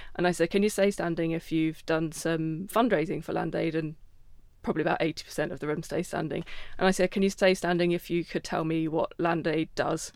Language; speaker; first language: English; native; English